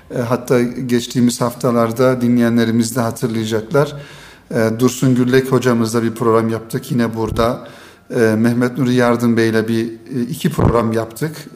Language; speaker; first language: Turkish; native; Turkish